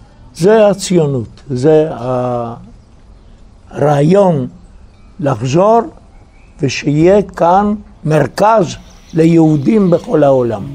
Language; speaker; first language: Hebrew; non-native, fluent; Italian